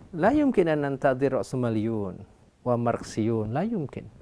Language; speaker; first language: Arabic; non-native, fluent; Indonesian